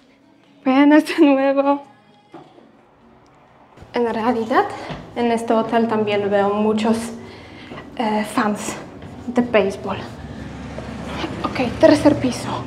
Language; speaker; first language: Spanish; non-native, fluent; Polish